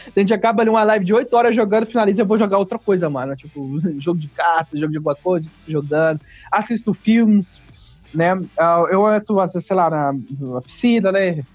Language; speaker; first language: Portuguese; native; Portuguese